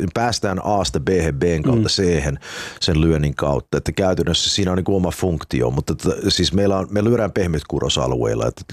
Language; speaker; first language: Finnish; early bilingual, heritage; Finnish